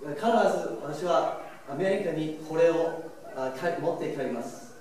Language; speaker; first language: Japanese; non-native, learner; English